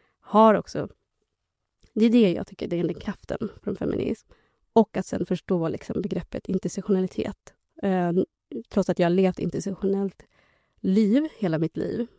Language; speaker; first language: Swedish; early bilingual, other home language; Somali